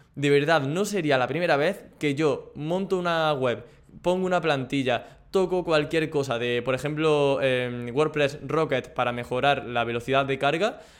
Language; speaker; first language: Spanish; native; Spanish